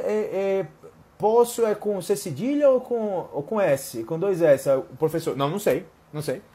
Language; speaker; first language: Portuguese; native; Portuguese